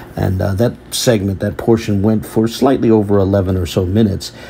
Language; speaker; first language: English; native; English